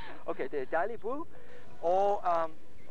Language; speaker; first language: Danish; non-native, learner; English